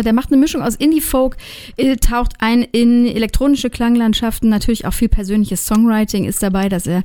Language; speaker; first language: German; native; German